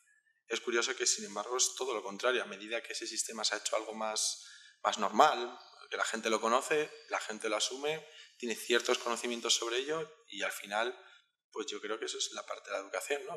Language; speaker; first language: Spanish; native; Spanish